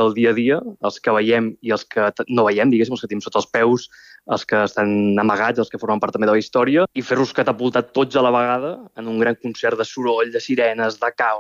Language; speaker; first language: Catalan; native; Catalan